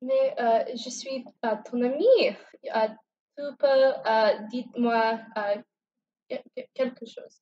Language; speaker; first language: French; non-native, learner; English